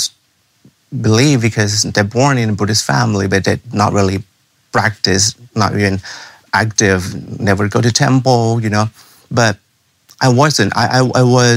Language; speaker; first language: English; non-native, fluent; Thai